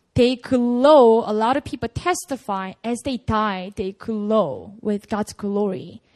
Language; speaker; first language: English; non-native, fluent; Korean